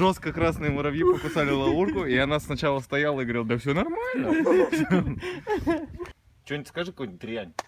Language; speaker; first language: Russian; native; Russian